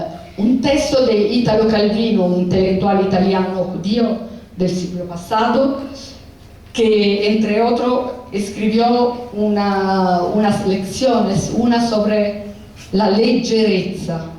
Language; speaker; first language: Spanish; non-native, fluent; Italian